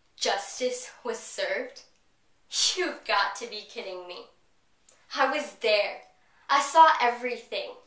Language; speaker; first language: English; native; English